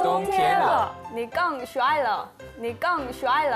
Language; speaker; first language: Chinese; non-native, learner; Korean